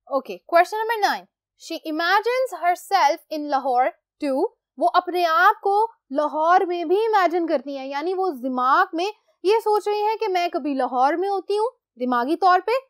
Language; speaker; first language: Urdu; native; Urdu